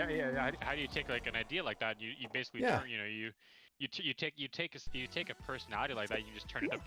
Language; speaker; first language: English; native; English